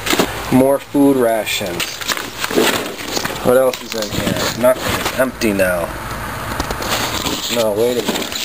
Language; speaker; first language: English; native; English